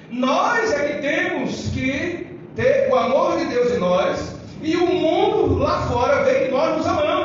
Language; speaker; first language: Portuguese; native; Portuguese